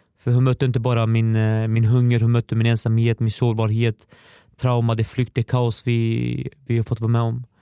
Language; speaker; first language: Swedish; early bilingual, other home language; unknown